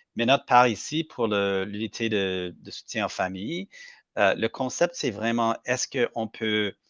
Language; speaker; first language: French; non-native, learner; English